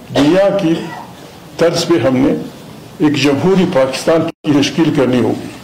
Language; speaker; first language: Urdu; non-native, local second language; Pashto